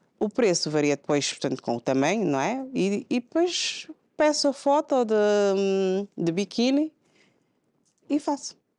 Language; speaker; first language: Portuguese; non-native, local second language; Kabuverdianu